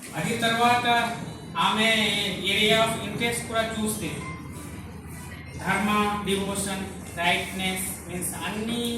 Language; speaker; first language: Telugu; non-native, learner; Hindi